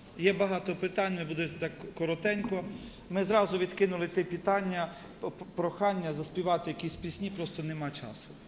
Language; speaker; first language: Ukrainian; native; Ukrainian